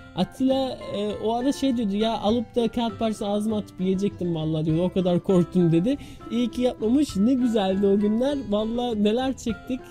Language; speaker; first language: Turkish; early bilingual, heritage; Turkish